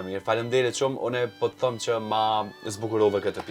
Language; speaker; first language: Albanian; native; Albanian